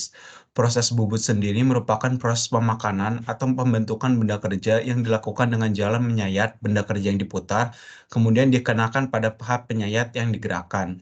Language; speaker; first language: Indonesian; native; Indonesian